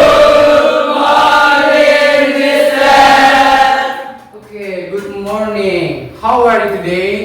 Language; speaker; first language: English; non-native, learner; Indonesian